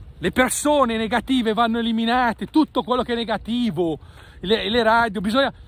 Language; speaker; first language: Italian; native; Italian